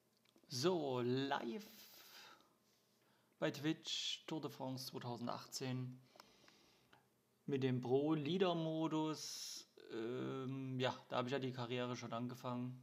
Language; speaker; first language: German; native; German